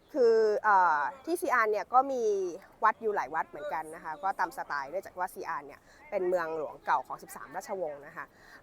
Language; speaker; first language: Thai; native; Thai